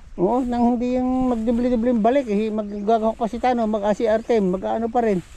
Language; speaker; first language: Filipino; native; Filipino